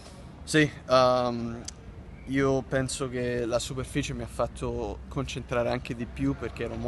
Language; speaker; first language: Italian; early bilingual, heritage; English